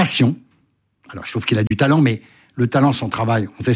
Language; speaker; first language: French; native; French